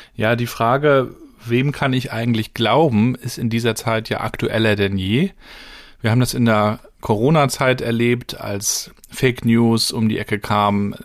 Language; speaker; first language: German; native; German